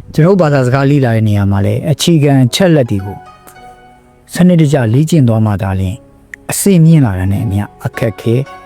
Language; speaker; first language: Burmese; native; Burmese